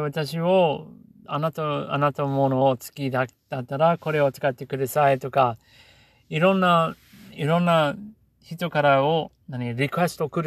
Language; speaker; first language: Japanese; non-native, learner; English